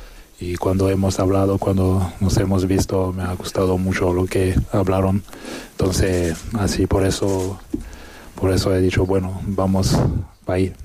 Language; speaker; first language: Spanish; non-native, fluent; French